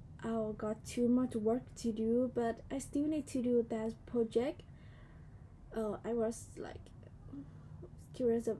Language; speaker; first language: English; non-native, learner; Vietnamese